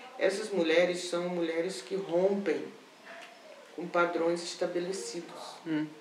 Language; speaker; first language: Portuguese; native; Portuguese